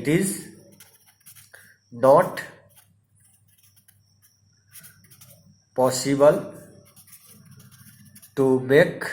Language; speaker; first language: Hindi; native; Hindi